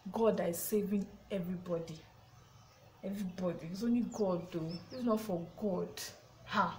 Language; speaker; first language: English; non-native, local second language; Yoruba